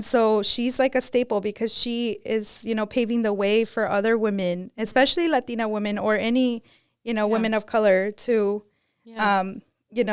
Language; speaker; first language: English; early bilingual, other home language; Spanish